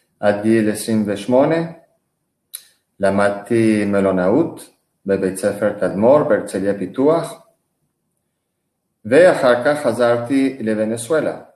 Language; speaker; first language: Hebrew; non-native, fluent; Spanish